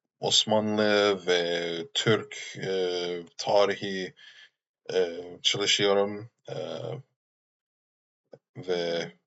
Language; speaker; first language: Turkish; non-native, learner; English